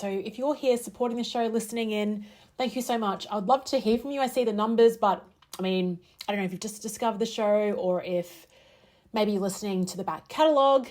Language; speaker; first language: English; native; English